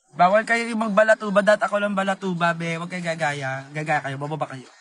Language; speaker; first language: Filipino; native; Filipino